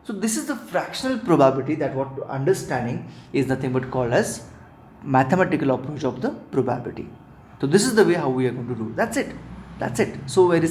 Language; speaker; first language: English; non-native, local second language; Hindi